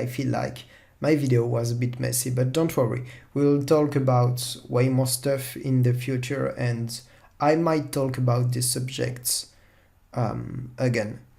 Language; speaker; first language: English; non-native, fluent; French